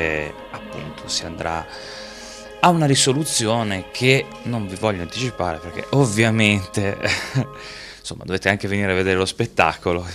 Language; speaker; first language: Italian; native; Italian